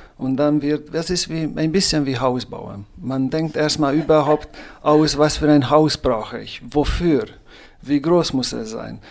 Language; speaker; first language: German; non-native, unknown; Hungarian